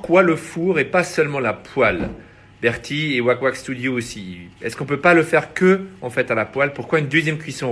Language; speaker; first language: French; native; French